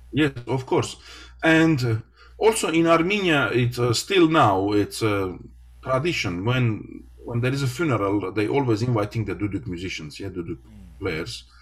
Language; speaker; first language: English; non-native, fluent; Armenian